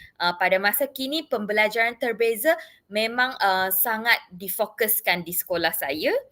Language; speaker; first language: Malay; non-native, local second language; Chinese